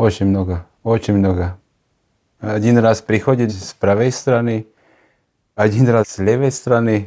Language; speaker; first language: Russian; non-native, learner; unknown